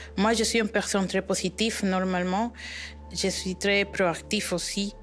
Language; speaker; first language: French; non-native, learner; Spanish